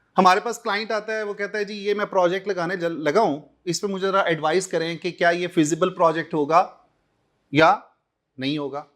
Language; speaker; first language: Urdu; non-native, local second language; Punjabi